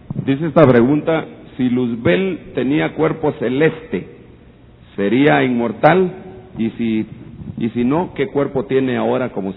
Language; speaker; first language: Spanish; native; Spanish